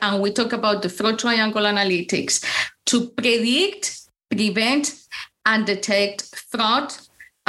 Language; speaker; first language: English; non-native, fluent; Spanish